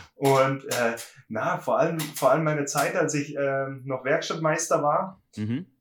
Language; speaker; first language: German; native; German